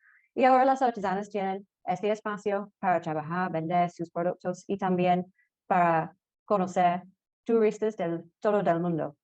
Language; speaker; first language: Spanish; non-native, fluent; English